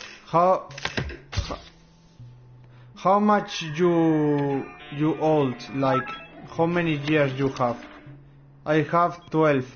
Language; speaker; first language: English; non-native, learner; Romanian